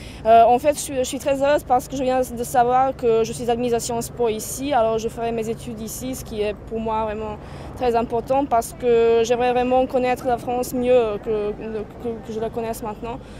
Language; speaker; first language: French; non-native, fluent; Serbian